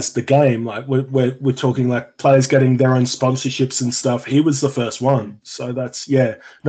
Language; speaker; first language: English; native; English